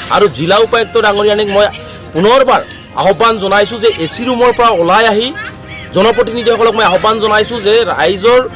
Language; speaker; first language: Assamese; non-native, local second language; Bangla